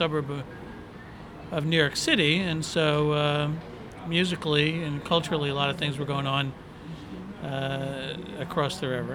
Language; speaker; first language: English; native; English